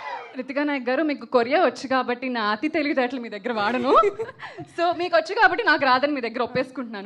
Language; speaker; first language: Telugu; native; Telugu